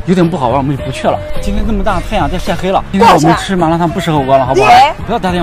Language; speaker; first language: Chinese; native; Chinese